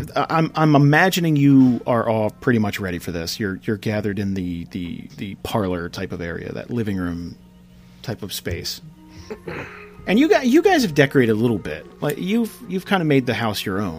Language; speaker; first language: English; native; English